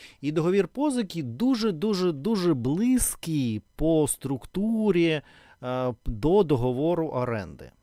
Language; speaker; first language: Ukrainian; non-native, learner; Russian